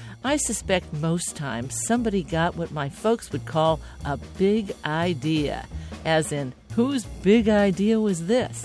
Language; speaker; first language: English; native; English